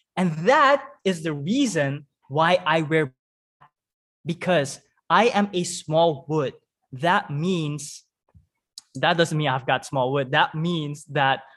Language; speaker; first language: English; non-native, fluent; Dutch